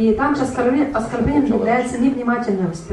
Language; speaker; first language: Russian; native; Russian